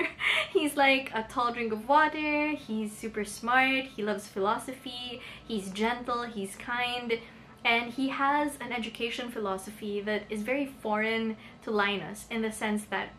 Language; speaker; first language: English; non-native, local second language; Filipino